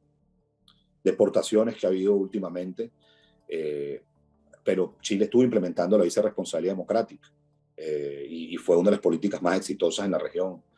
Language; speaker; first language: Spanish; native; Spanish